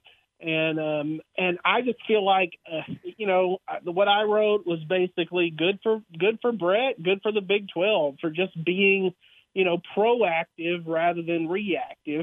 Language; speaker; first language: English; native; English